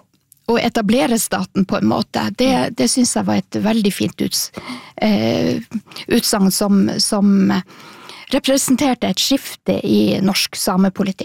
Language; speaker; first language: Norwegian; non-native, local second language; Northern Sami